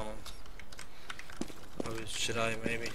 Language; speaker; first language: English; non-native, learner; Polish